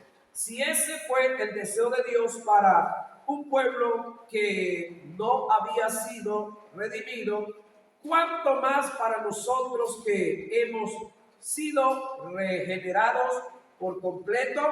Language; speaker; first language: Spanish; native; Spanish